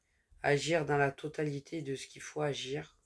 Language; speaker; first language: French; native; French